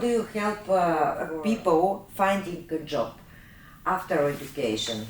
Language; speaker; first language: English; non-native, learner; Bulgarian